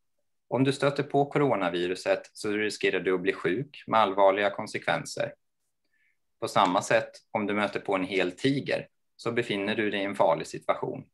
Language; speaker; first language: Swedish; native; Swedish